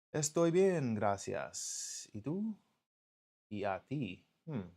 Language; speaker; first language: Spanish; non-native, learner; English